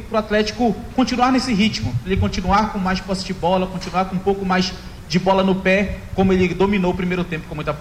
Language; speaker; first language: Portuguese; native; Portuguese